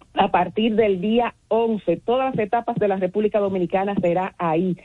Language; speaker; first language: Spanish; native; Spanish